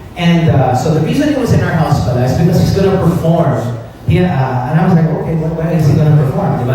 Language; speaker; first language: English; native; English